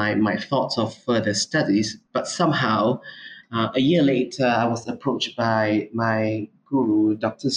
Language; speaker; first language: English; non-native, local second language; Cantonese